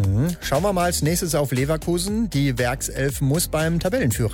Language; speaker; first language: German; native; German